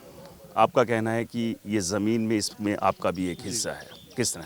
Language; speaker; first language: Hindi; native; Hindi